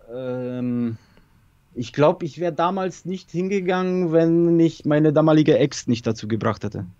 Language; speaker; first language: German; early bilingual, other home language; Polish